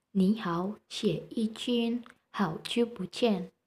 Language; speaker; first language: Chinese; non-native, learner; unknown